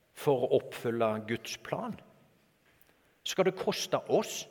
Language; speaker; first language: Norwegian; native; Norwegian